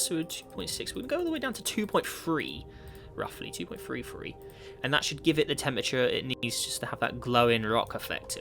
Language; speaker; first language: English; native; English